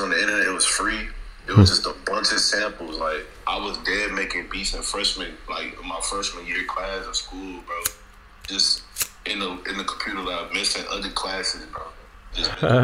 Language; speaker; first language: English; native; English